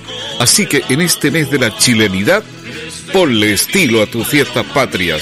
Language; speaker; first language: Spanish; native; Spanish